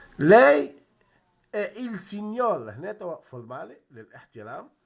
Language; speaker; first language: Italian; non-native, fluent; Arabic